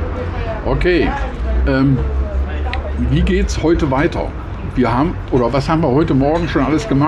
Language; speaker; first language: German; native; German